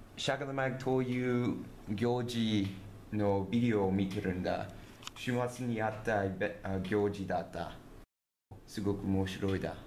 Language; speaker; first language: Japanese; non-native, learner; English